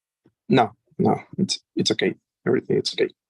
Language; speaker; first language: English; non-native, learner; Spanish